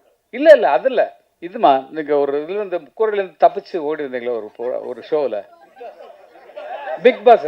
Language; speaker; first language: Tamil; native; Tamil